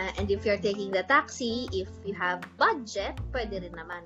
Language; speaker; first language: English; non-native, local second language; Filipino